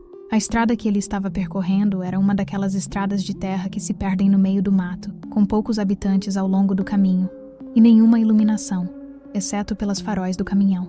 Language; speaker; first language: Portuguese; native; Portuguese